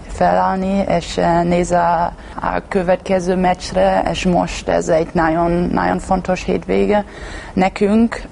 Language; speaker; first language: Hungarian; non-native, learner; German